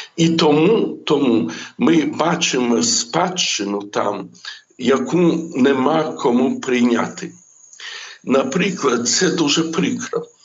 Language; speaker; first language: Ukrainian; non-native, local second language; Russian